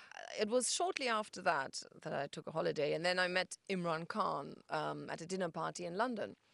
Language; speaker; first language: English; non-native, fluent; German